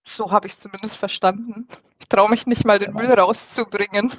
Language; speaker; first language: German; native; German